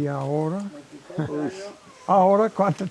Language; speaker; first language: Spanish; non-native, learner; English